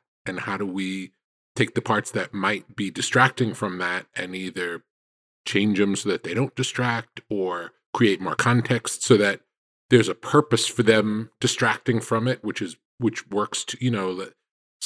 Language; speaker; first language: English; native; English